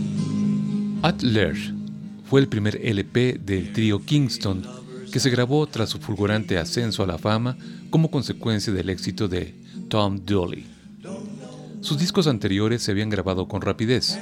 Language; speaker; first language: Spanish; native; Spanish